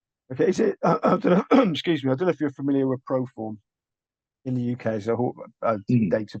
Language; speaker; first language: English; native; English